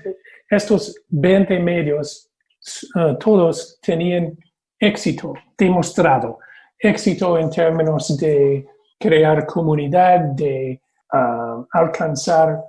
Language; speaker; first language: Spanish; non-native, fluent; English